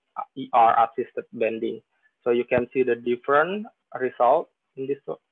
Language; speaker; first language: English; non-native, fluent; Indonesian